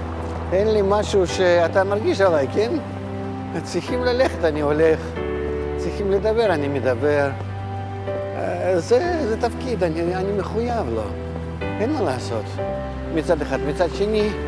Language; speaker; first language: Hebrew; non-native, fluent; Russian